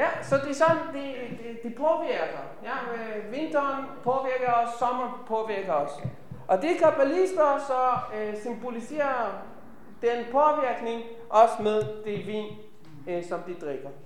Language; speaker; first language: Danish; non-native, fluent; Hebrew